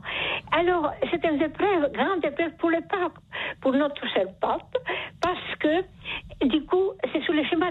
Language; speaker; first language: French; non-native, fluent; Polish